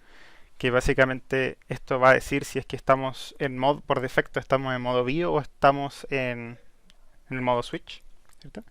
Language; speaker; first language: Spanish; native; Spanish